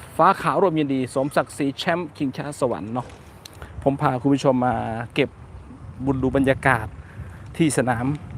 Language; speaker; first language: Thai; non-native, local second language; Northern Khmer